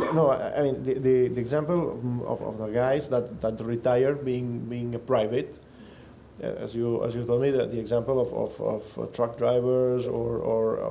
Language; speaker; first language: English; non-native, fluent; Catalan